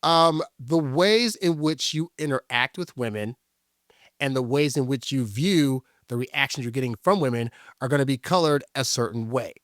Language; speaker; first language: English; native; English